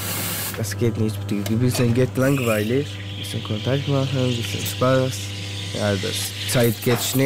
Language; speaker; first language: German; non-native, learner; Arabic